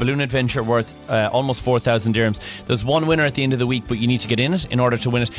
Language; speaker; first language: English; native; English